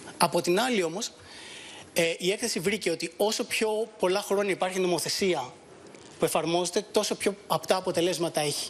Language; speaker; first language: Greek; native; Greek